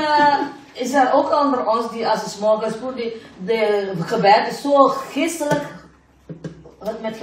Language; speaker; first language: Dutch; non-native, fluent; Indonesian